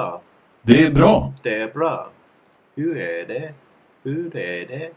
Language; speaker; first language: Swedish; non-native, learner; English